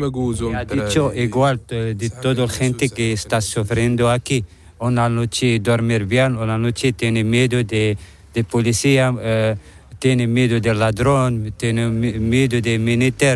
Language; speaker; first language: Spanish; non-native, learner; Arabic